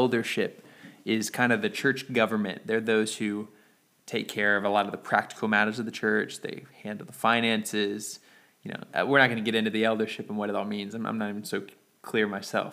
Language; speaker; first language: English; native; English